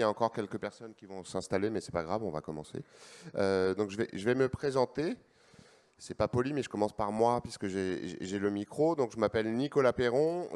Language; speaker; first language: French; native; French